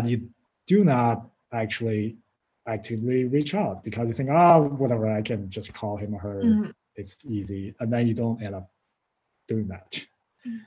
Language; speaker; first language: English; non-native, fluent; Chinese